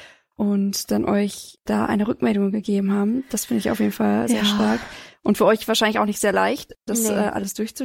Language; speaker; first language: German; native; German